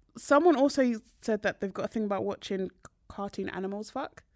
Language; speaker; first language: English; native; English